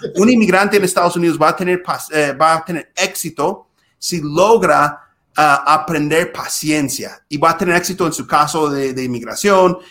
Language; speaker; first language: Spanish; non-native, fluent; English